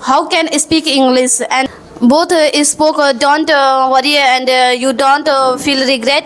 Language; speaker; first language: English; non-native, learner; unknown